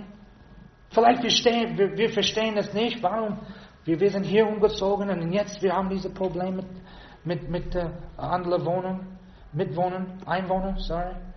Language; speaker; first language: German; non-native, fluent; English